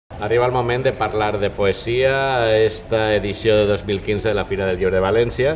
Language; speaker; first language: Catalan; native; Catalan